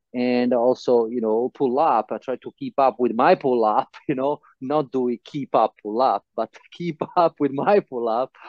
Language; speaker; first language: English; non-native, fluent; Italian